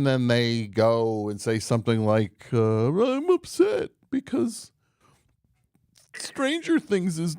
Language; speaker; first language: English; native; English